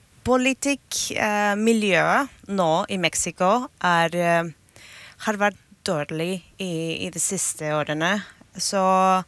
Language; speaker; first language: Norwegian; non-native, learner; Spanish